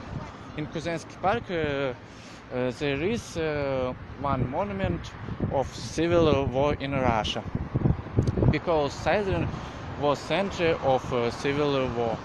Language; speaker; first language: English; non-native, learner; Russian